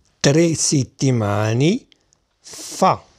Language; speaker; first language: Italian; non-native, fluent; Arabic